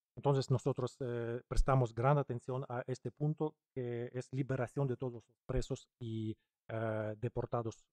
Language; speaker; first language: Spanish; non-native, fluent; Ukrainian